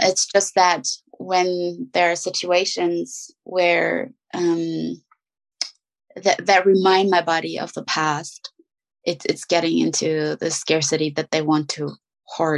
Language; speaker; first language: English; non-native, fluent; German